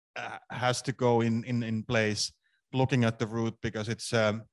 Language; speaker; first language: English; non-native, fluent; Finnish